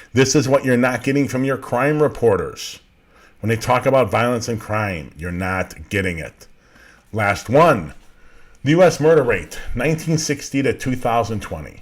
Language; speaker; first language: English; native; English